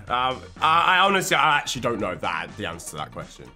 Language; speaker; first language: English; native; English